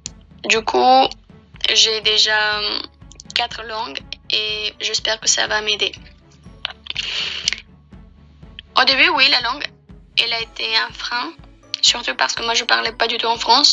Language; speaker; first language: French; non-native, fluent; Spanish